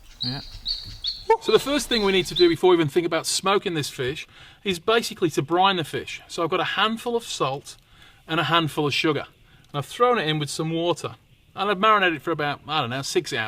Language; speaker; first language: English; native; English